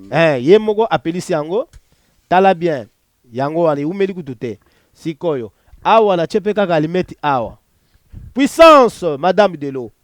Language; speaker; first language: Lingala; native; Lingala